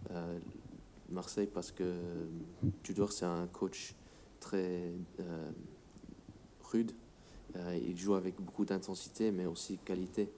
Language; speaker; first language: French; non-native, fluent; English